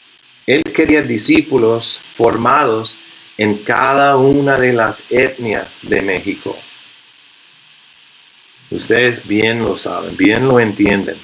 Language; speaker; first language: Spanish; non-native, fluent; English